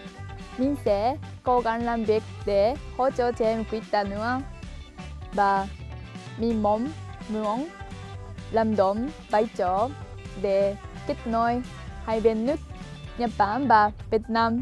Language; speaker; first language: Vietnamese; non-native, learner; Japanese